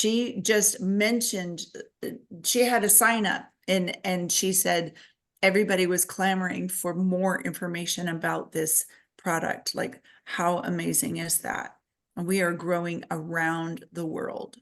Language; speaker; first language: English; native; English